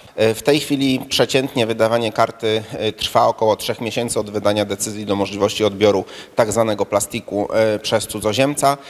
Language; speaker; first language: Polish; native; Polish